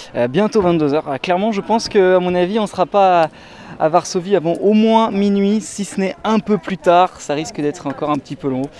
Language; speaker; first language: French; native; French